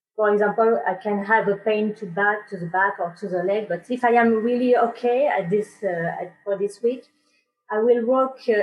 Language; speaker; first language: English; non-native, learner; French